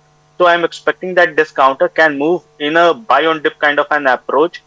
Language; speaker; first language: English; non-native, local second language; Hindi